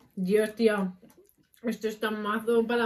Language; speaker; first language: Spanish; native; Spanish